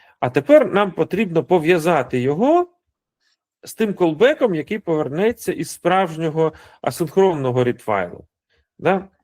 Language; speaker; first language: Ukrainian; non-native, local second language; Russian